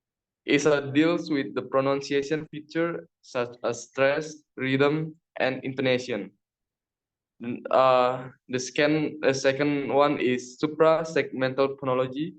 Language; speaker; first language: English; non-native, learner; Indonesian